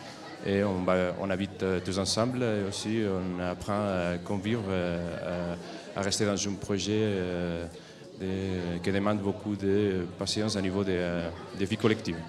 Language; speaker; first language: French; non-native, fluent; Catalan